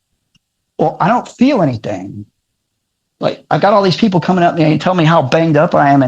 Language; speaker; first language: English; native; English